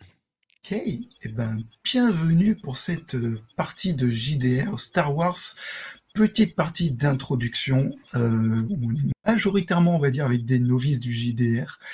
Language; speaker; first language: French; native; French